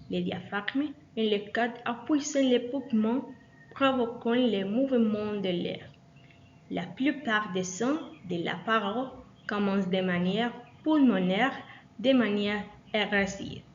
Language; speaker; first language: French; non-native, learner; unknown